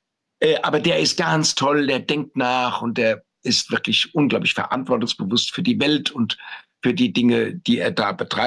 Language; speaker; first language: German; native; German